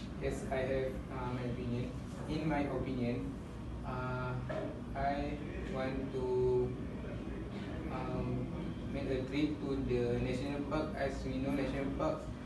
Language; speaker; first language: English; non-native, learner; Malay